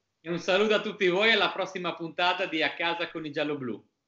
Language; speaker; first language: Italian; native; Italian